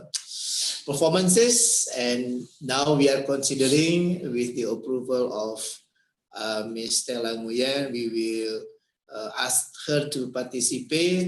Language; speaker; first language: English; non-native, fluent; Indonesian